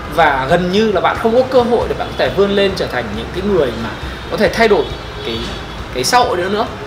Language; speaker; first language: Vietnamese; native; Vietnamese